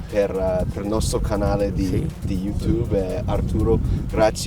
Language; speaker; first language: Italian; non-native, learner; English